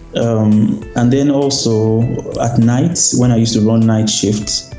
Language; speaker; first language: English; non-native, local second language; Yoruba